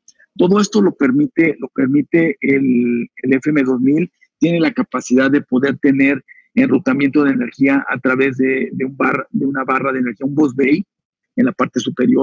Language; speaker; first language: Spanish; native; Spanish